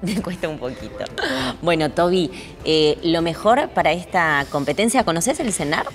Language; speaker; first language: Spanish; native; Spanish